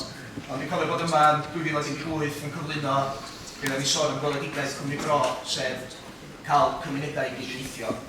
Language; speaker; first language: Welsh; native; Welsh